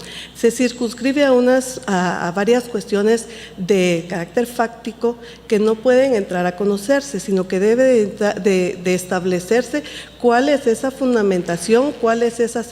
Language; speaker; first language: Spanish; native; Spanish